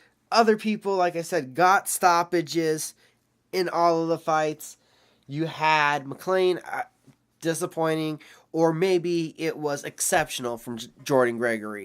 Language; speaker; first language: English; native; English